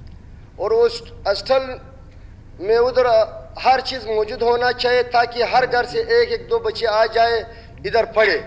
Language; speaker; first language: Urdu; non-native, local second language; Pashto